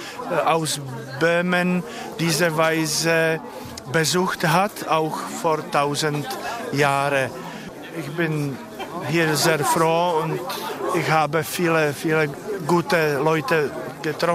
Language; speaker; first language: German; non-native, fluent; Czech